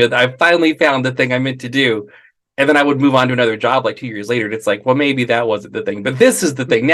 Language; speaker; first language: English; native; English